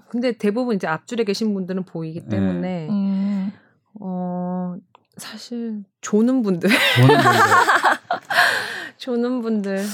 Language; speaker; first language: Korean; native; Korean